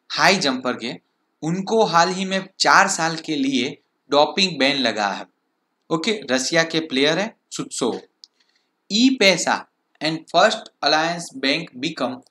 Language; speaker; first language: Hindi; non-native, local second language; Gujarati